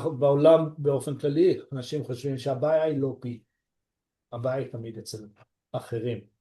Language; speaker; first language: Hebrew; native; Hebrew